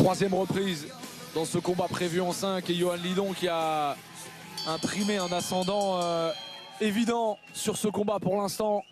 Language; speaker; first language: French; native; French